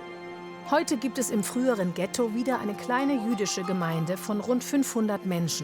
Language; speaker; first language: German; native; German